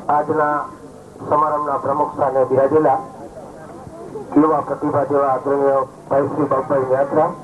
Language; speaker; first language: Gujarati; native; Gujarati